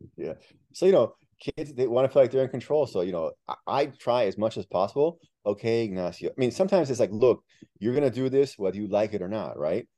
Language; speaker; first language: English; early bilingual, other home language; Spanish